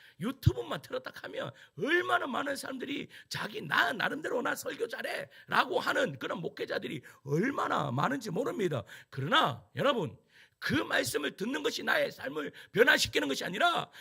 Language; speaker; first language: Korean; native; Korean